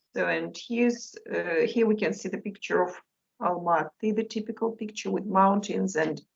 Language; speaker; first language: English; non-native, fluent; Russian